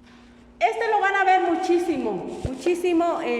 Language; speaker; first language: Spanish; non-native, local second language; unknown